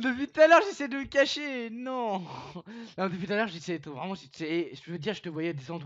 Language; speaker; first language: French; native; French